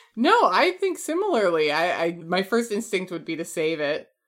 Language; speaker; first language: English; native; English